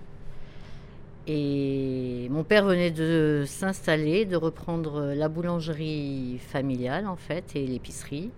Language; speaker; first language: French; native; French